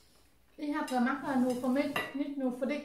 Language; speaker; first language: German; non-native, learner; Vietnamese